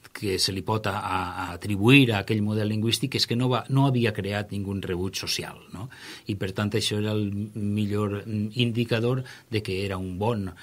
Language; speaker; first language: Catalan; native; Catalan